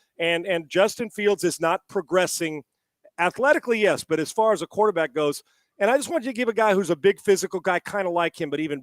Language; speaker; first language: English; native; English